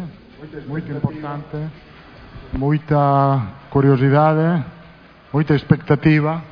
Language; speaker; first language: Portuguese; non-native, fluent; Italian